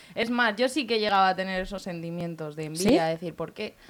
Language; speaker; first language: Spanish; native; Spanish